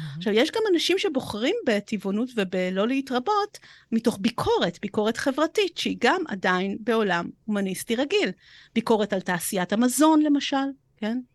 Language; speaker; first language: Hebrew; early bilingual, other home language; Romanian